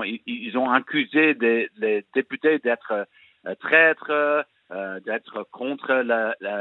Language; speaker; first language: French; non-native, learner; English